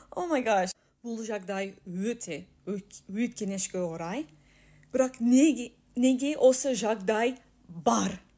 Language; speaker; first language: Kazakh; non-native, learner; English